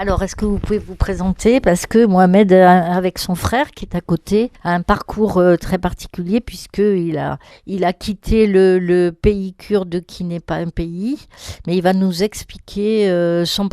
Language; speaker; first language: French; native; French